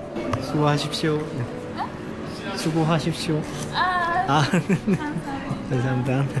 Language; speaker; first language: Korean; non-native, learner; Japanese